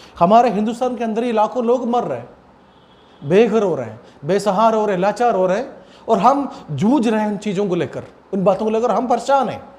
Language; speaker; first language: Hindi; non-native, local second language; Malayalam